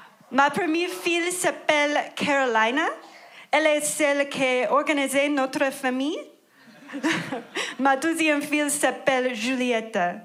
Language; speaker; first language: French; non-native, learner; English